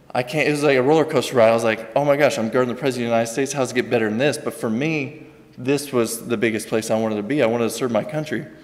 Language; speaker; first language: English; native; English